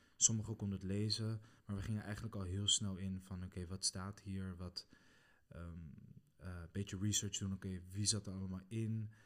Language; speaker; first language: Dutch; early bilingual, other home language; Kabuverdianu